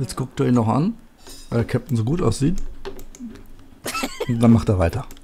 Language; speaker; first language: German; native; German